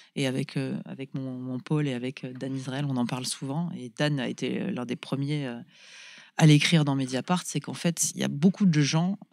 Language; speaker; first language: French; native; French